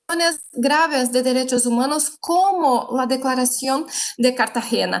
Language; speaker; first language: Spanish; non-native, fluent; Portuguese